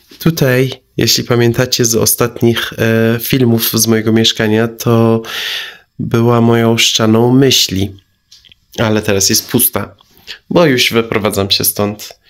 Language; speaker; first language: Polish; non-native, fluent; Persian